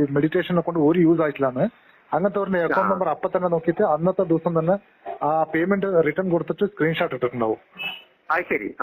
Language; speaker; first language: Malayalam; non-native, local second language; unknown